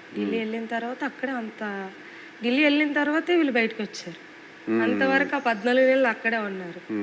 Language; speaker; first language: Telugu; native; Telugu